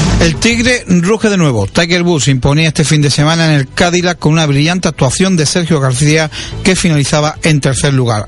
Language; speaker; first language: Spanish; native; Spanish